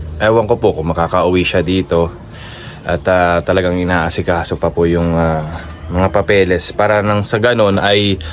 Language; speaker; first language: Filipino; native; Filipino